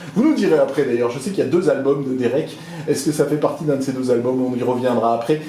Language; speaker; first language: French; native; French